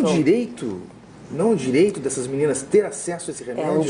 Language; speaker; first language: Portuguese; native; Portuguese